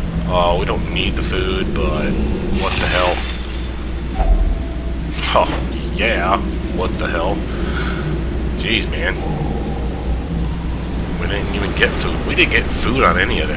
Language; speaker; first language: English; native; English